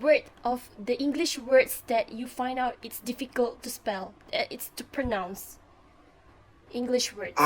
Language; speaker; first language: English; non-native, fluent; Malay